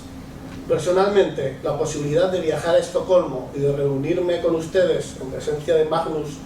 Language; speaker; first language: Spanish; native; Spanish